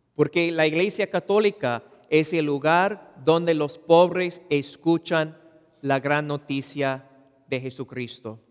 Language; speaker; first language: Spanish; non-native, fluent; English